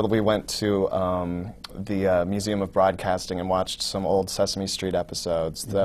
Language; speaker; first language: English; native; English